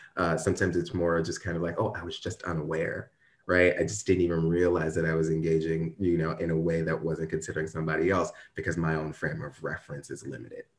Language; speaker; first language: English; native; English